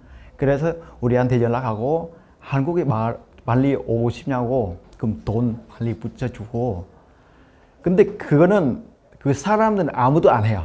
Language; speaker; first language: Korean; non-native, learner; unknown